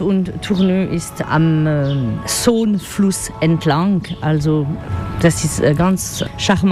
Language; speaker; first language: German; non-native, learner; French